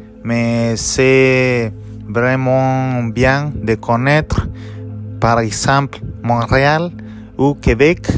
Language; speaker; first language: French; non-native, learner; Spanish